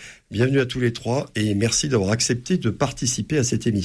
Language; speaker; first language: French; native; French